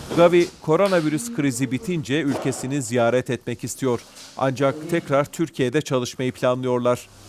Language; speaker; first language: Turkish; native; Turkish